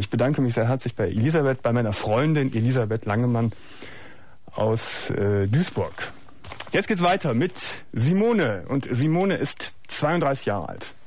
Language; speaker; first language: German; native; German